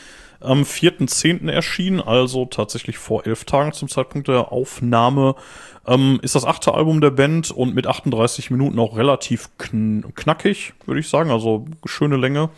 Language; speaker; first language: German; native; German